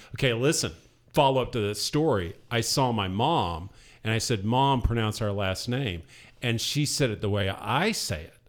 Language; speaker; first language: English; native; English